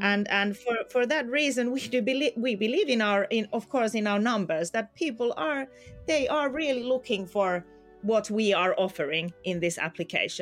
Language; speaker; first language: English; non-native, fluent; Finnish